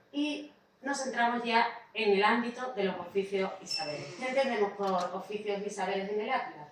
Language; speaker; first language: Spanish; native; Spanish